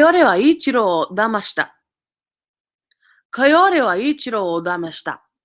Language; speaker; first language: Japanese; non-native, fluent; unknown